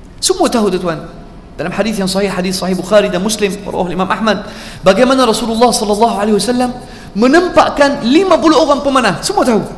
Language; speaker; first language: Malay; non-native, fluent; Arabic